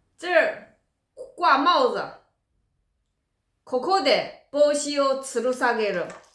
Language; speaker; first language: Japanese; non-native, fluent; Chinese